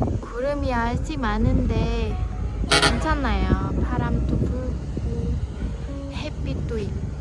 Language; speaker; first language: Korean; non-native, local second language; Vietnamese